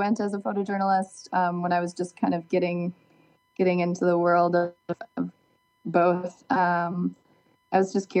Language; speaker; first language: English; native; English